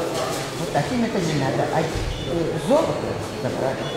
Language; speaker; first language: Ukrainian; non-native, local second language; Russian